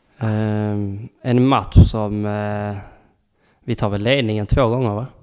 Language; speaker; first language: Swedish; native; Swedish